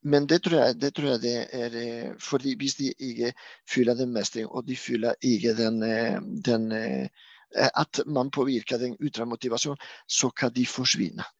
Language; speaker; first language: Norwegian; non-native, fluent; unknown